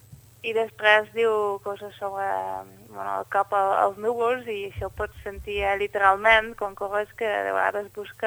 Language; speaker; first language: Catalan; non-native, fluent; Dutch